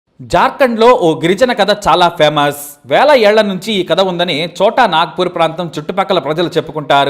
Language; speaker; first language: Telugu; native; Telugu